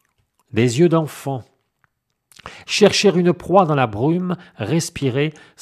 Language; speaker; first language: French; native; French